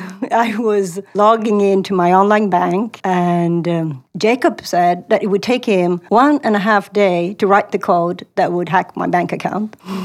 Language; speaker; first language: English; non-native, fluent; Swedish